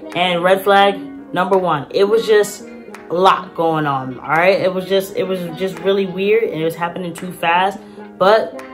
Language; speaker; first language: English; native; English